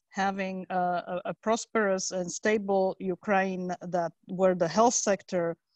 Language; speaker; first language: English; non-native, fluent; Slovak